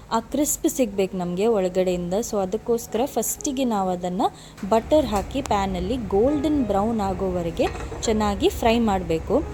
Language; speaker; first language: Kannada; non-native, local second language; Konkani